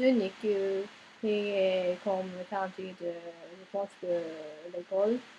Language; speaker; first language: French; non-native, learner; English